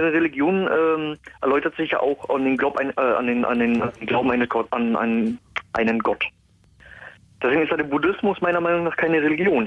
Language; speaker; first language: German; native; German